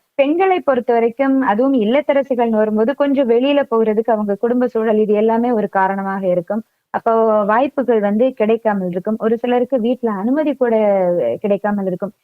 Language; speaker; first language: Tamil; non-native, local second language; Malayalam